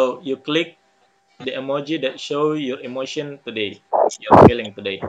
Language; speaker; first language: English; non-native, fluent; Indonesian